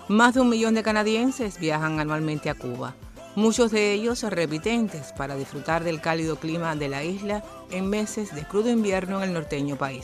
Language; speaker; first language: Spanish; native; Spanish